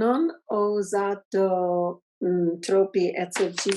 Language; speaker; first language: Italian; non-native, learner; English